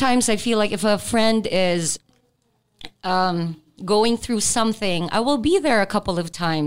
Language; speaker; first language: English; non-native, local second language; Filipino